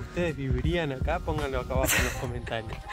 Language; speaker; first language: Spanish; native; Spanish